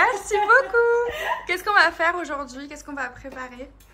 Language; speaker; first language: French; native; French